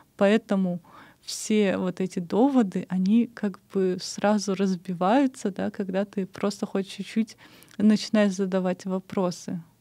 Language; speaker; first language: Russian; non-native, local second language; Kyrgyz